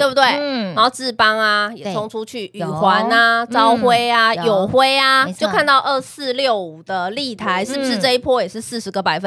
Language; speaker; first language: Chinese; native; Chinese